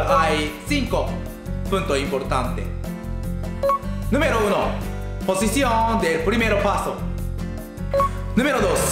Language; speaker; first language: Spanish; non-native, learner; Japanese